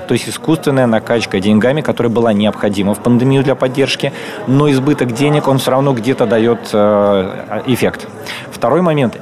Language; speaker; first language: Russian; native; Russian